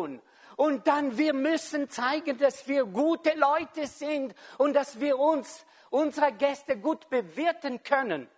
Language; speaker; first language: German; non-native, fluent; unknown